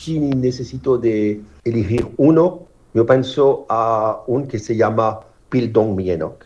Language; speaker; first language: Spanish; non-native, fluent; French